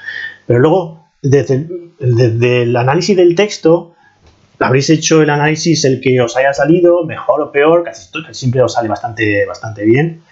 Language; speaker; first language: Spanish; native; Spanish